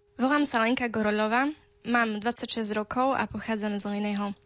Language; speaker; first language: Slovak; non-native, local second language; Romany